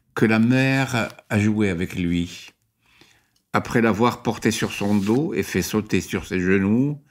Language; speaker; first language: French; non-native, local second language; Arabic